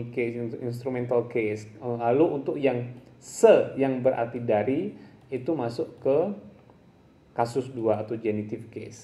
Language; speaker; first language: Indonesian; non-native, local second language; Javanese